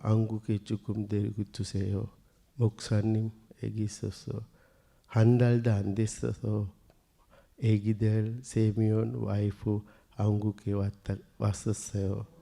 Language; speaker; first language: Korean; non-native, learner; Sinhala